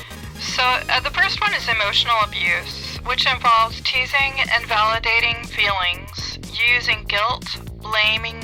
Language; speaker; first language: English; native; English